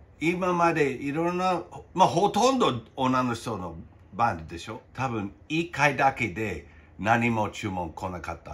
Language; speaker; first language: Japanese; non-native, fluent; English